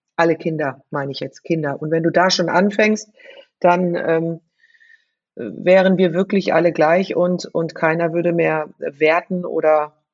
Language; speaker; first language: German; native; German